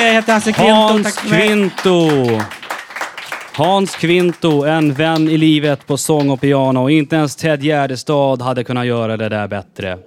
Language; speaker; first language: Swedish; native; Swedish